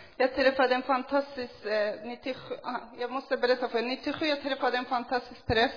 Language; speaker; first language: Swedish; non-native, fluent; Persian